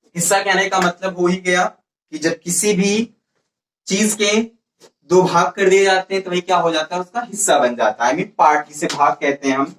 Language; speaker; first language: Hindi; native; Hindi